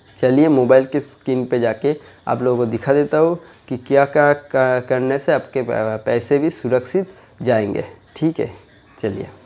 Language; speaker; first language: Hindi; non-native, local second language; Bangla